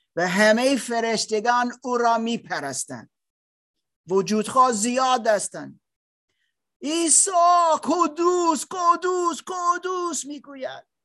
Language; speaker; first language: Persian; non-native, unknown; German